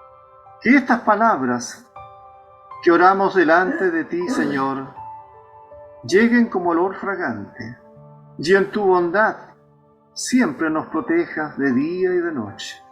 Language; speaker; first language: Spanish; native; Spanish